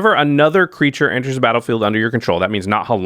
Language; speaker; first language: English; native; English